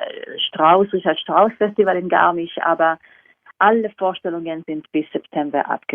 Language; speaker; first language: German; non-native, fluent; Hebrew